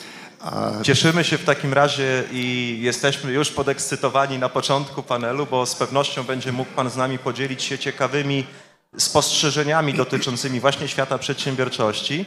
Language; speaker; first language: Polish; native; Polish